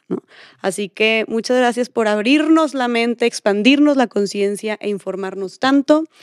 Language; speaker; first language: Spanish; native; Spanish